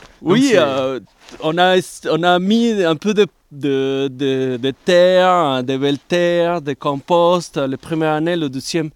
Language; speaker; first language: French; non-native, fluent; Spanish